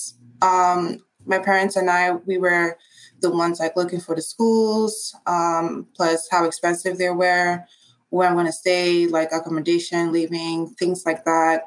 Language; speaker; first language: English; non-native, local second language; Igbo